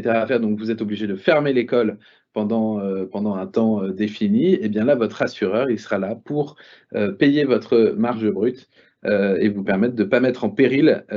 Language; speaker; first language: French; native; French